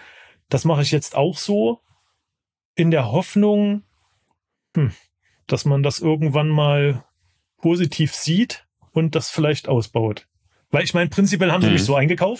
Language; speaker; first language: German; native; German